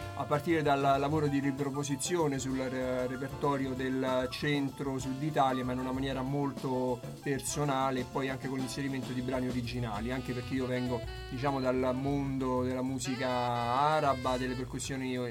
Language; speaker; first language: Italian; native; Italian